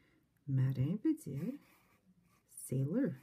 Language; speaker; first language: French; non-native, fluent; English